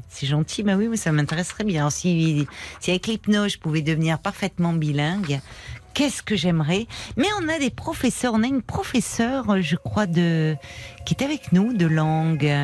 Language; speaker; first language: French; native; French